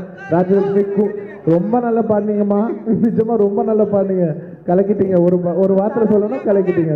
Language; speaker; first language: Tamil; non-native, local second language; Telugu